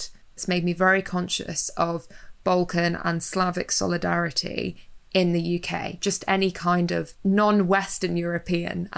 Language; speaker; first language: English; native; English